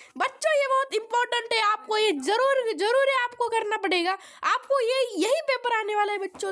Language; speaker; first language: Hindi; non-native, local second language; Marathi